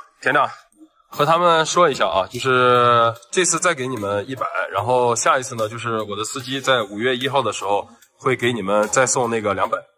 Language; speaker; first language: Chinese; native; Chinese